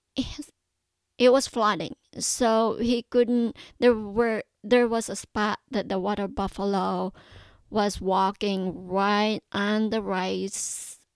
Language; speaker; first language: English; non-native, local second language; Cebuano